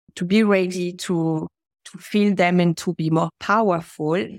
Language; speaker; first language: English; non-native, fluent; French